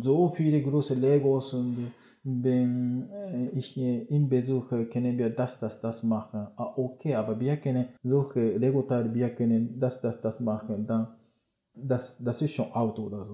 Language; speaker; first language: German; non-native, learner; Japanese